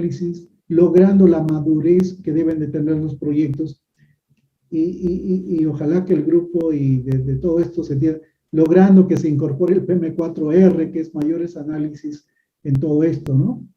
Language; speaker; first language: Spanish; native; Spanish